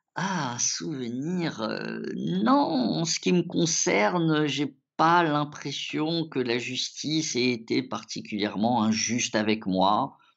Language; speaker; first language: French; early bilingual, other home language; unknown